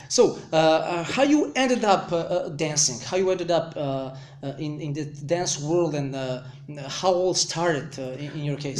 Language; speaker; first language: English; non-native, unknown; Serbian